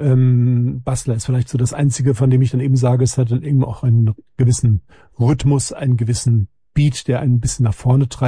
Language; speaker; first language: German; native; German